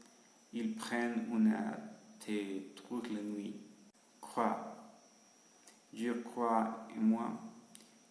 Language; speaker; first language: French; non-native, learner; Spanish